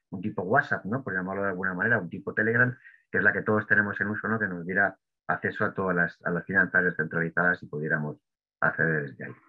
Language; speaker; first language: Spanish; native; Spanish